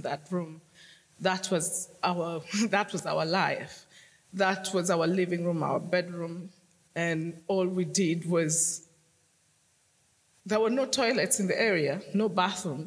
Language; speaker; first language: English; non-native, local second language; Acoli